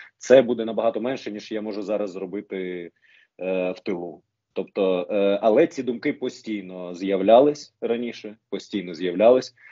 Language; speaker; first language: Ukrainian; non-native, local second language; Russian